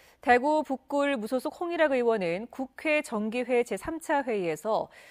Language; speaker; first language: Korean; native; Korean